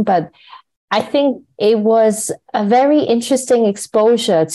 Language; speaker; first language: English; non-native, local second language; Cantonese